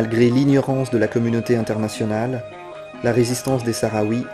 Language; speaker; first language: French; native; French